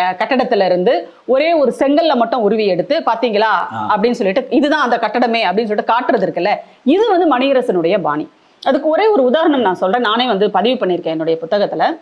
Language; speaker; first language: Tamil; native; Tamil